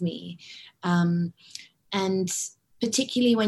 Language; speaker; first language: English; native; English